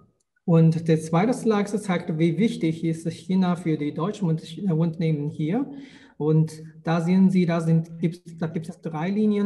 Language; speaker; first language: German; non-native, fluent; Chinese